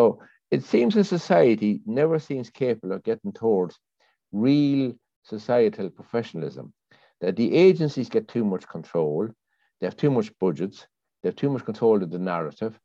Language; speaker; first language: English; native; English